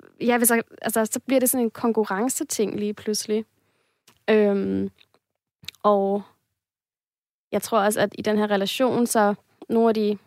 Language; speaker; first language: Danish; native; Danish